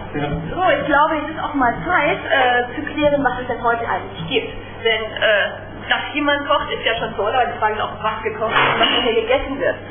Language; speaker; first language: German; native; German